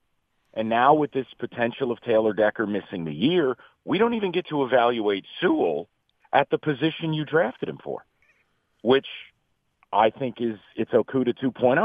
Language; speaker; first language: English; native; English